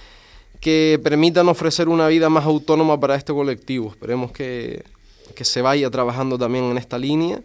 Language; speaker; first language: Spanish; native; Spanish